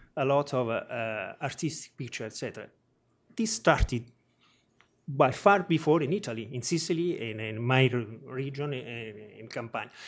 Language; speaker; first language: English; non-native, fluent; Italian